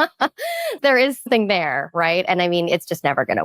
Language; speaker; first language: English; native; English